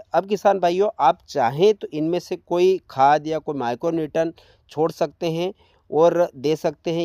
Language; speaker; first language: Hindi; native; Hindi